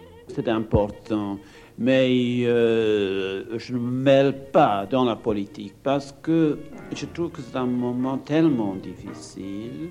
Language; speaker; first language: French; non-native, fluent; English